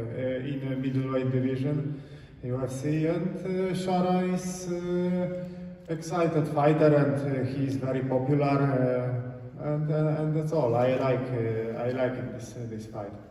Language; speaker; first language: English; non-native, learner; Polish